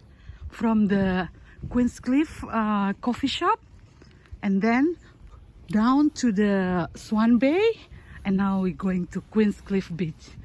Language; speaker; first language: English; non-native, learner; Indonesian